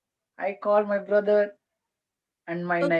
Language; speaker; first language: English; non-native, learner; Telugu